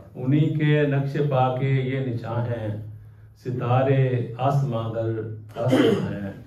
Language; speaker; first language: Urdu; non-native, local second language; Punjabi